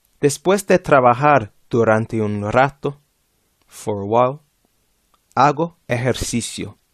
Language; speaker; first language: Spanish; non-native, fluent; English